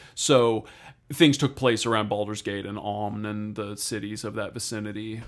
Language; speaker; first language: English; native; English